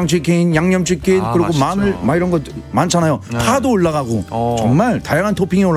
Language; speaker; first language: Korean; native; Korean